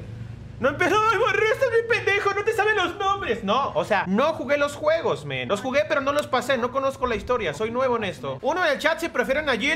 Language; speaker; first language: Spanish; native; Spanish